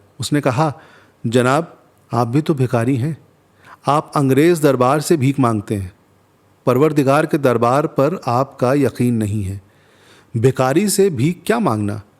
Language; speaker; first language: Urdu; non-native, local second language; Hindi